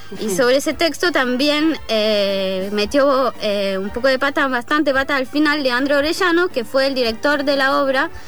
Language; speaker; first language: Spanish; non-native, fluent; French